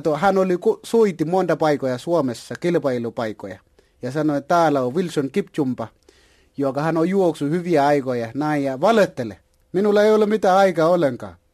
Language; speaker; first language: Finnish; non-native, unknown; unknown